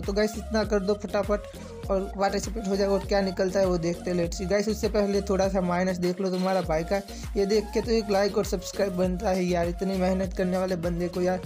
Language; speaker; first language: Hindi; native; Hindi